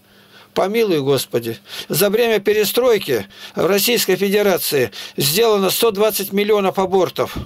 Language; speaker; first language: Russian; native; Russian